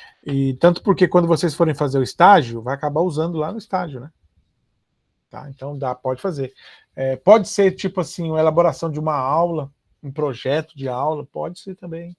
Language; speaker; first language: Portuguese; native; Portuguese